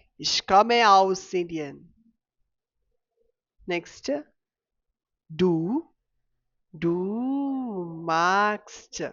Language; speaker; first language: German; non-native, fluent; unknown